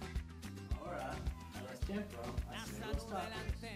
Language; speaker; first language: Spanish; non-native, learner; English